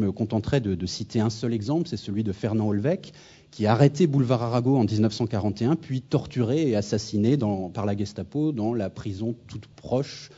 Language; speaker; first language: French; native; French